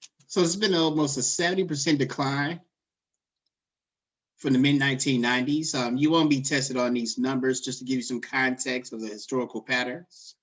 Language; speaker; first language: English; native; English